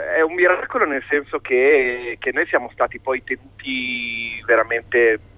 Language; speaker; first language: Italian; native; Italian